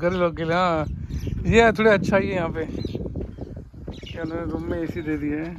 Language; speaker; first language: Hindi; native; Hindi